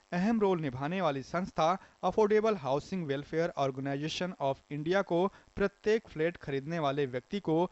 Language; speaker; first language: Hindi; non-native, local second language; Marathi